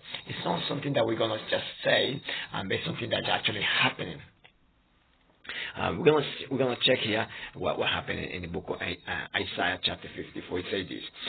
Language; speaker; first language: English; non-native, fluent; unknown